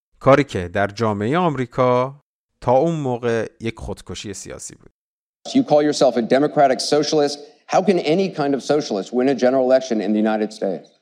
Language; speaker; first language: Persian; native; Persian